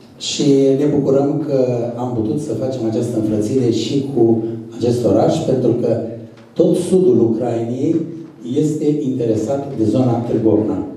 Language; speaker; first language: Romanian; native; Romanian